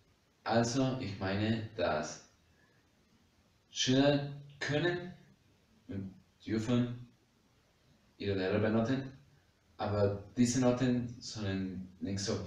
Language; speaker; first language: German; non-native, learner; Spanish